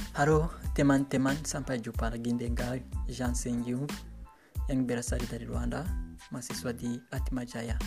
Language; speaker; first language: Indonesian; non-native, learner; Kinyarwanda